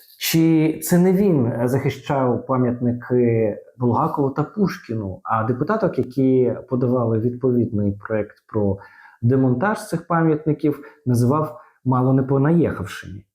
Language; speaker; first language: Ukrainian; native; Ukrainian